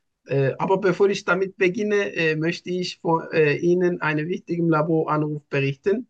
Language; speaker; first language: German; non-native, learner; Turkish